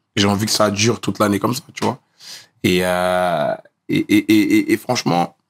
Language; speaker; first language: French; native; French